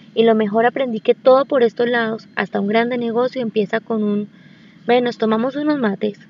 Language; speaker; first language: Spanish; native; Spanish